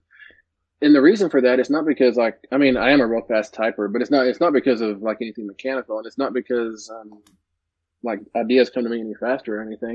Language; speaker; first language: English; native; English